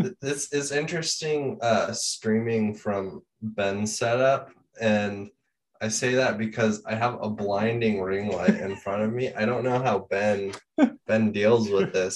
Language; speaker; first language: English; native; English